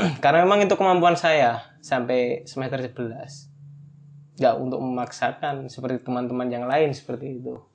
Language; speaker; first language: Indonesian; non-native, local second language; Javanese